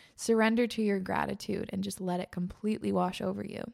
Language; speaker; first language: English; native; English